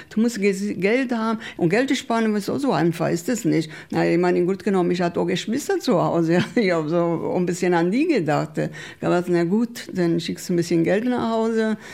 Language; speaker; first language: German; non-native, fluent; Italian